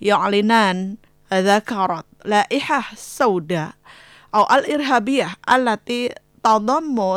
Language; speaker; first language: Arabic; non-native, fluent; Indonesian